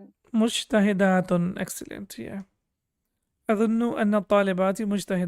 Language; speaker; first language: Arabic; non-native, fluent; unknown